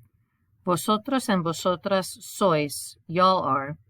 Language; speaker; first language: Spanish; non-native, fluent; English